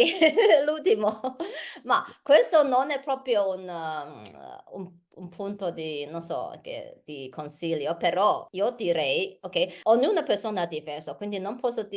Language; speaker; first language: Italian; non-native, learner; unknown